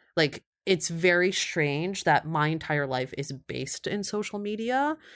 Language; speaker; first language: English; early bilingual, other home language; Russian